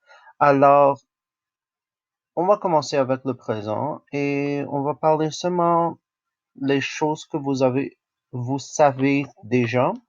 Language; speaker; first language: French; non-native, local second language; English